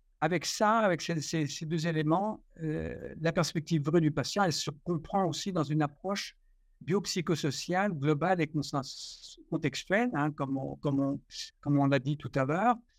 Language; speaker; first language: French; native; French